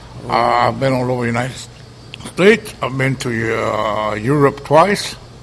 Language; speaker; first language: English; early bilingual, other home language; Spanish